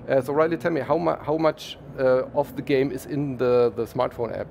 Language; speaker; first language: English; non-native, fluent; German